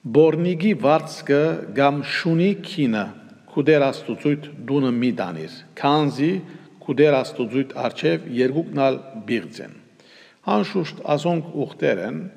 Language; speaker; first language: Armenian; early bilingual, heritage; Armenian